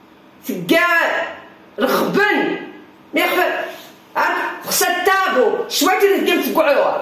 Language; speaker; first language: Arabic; non-native, local second language; Riffian